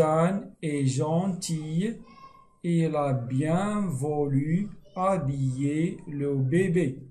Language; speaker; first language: French; non-native, fluent; Arabic